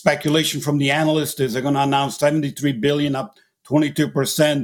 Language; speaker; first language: English; non-native, fluent; Italian